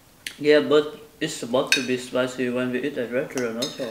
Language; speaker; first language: English; non-native, learner; Vietnamese